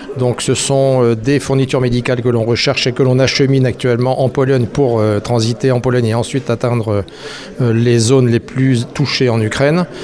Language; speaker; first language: French; native; French